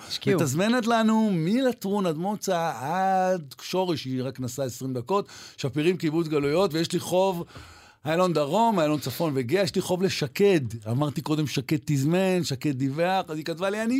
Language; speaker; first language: Hebrew; native; Hebrew